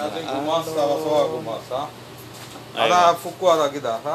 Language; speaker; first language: Arabic; non-native, learner; Indonesian